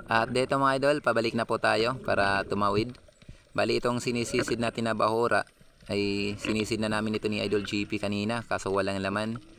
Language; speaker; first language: Filipino; non-native, local second language; Waray